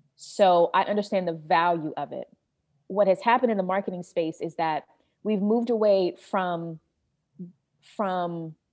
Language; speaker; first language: English; native; English